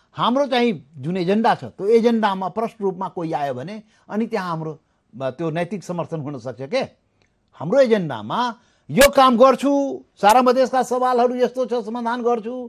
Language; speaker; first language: Nepali; non-native, local second language; Maithili